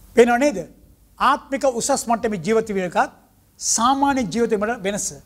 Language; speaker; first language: Sinhala; non-native, local second language; Tamil